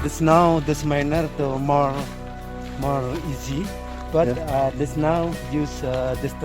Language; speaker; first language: English; non-native, learner; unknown